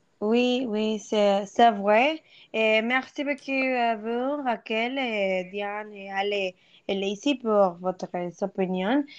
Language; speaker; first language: French; non-native, learner; Spanish